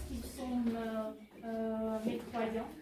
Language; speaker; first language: French; non-native, learner; Ukrainian